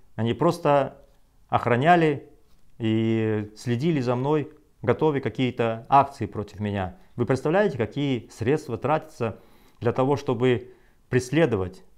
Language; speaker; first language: Russian; non-native, local second language; Kazakh